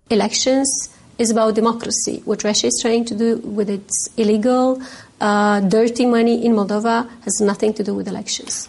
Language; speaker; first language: English; non-native, fluent; Romanian